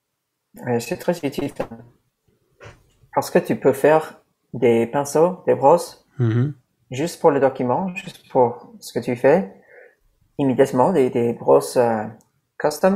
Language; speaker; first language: French; non-native, learner; English